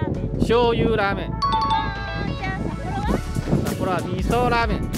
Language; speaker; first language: Japanese; non-native, fluent; Chinese